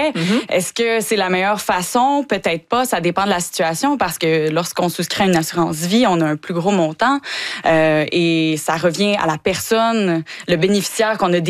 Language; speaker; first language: French; native; French